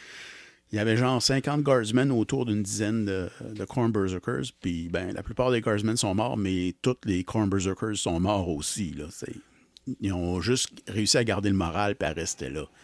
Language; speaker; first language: French; native; French